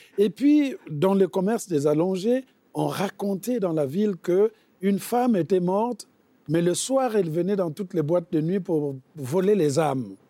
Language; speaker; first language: French; non-native, local second language; Bembe